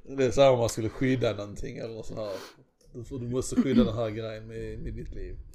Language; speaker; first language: Swedish; native; Swedish